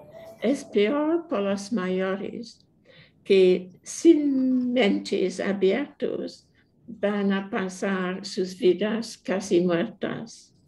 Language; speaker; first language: Spanish; non-native, fluent; English